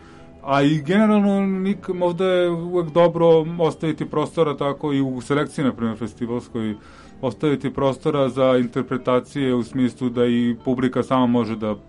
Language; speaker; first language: Serbian; native; Serbian